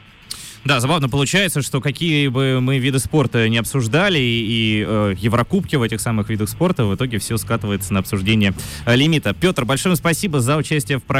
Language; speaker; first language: Russian; native; Russian